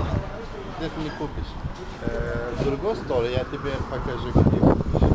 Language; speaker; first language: Russian; non-native, learner; Azerbaijani